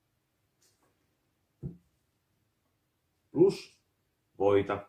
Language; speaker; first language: Finnish; native; Finnish